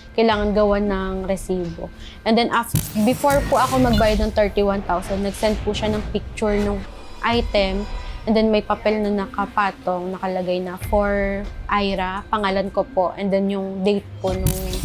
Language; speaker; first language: Filipino; native; Filipino